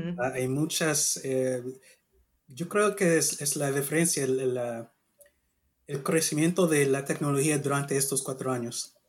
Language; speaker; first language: Spanish; non-native, learner; English